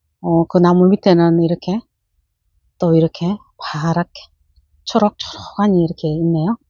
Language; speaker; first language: Korean; native; Korean